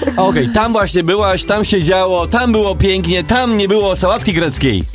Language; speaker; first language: Polish; native; Polish